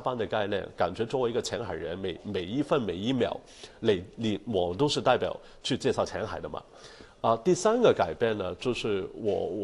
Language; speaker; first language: Chinese; non-native, local second language; Cantonese